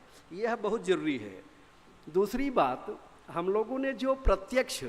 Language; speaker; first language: Hindi; native; Hindi